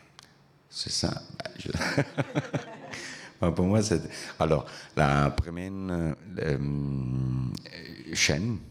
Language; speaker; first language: French; non-native, learner; Italian